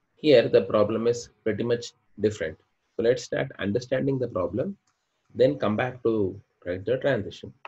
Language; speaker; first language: English; non-native, local second language; Kannada